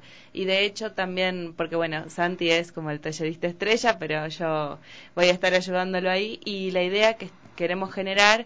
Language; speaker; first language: Spanish; native; Spanish